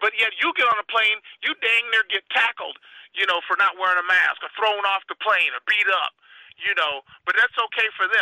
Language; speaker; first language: English; native; English